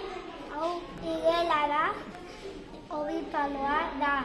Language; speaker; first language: Basque; non-native, local second language; Spanish